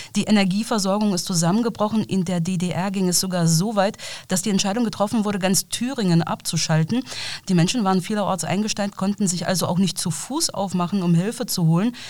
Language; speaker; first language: German; native; German